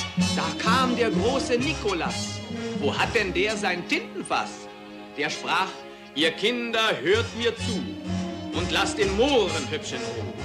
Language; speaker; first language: German; native; German